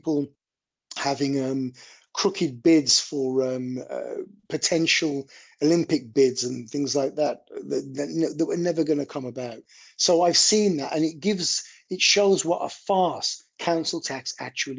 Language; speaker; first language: English; native; English